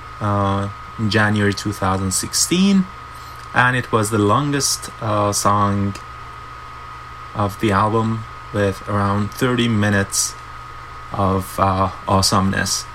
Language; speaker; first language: English; non-native, fluent; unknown